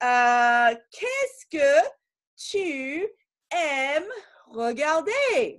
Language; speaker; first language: French; non-native, fluent; English